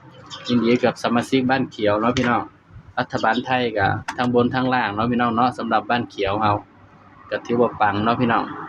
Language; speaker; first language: Thai; non-native, local second language; Northeastern Thai